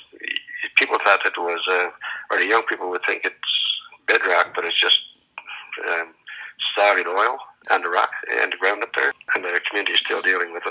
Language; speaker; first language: English; native; English